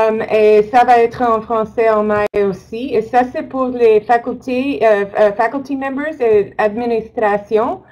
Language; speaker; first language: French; non-native, learner; English